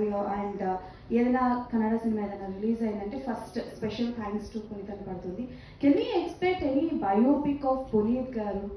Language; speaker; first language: Telugu; native; Telugu